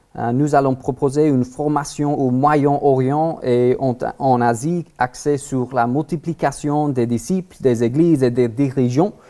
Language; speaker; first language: French; non-native, learner; English